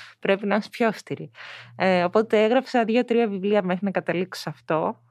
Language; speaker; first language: Greek; early bilingual, heritage; Greek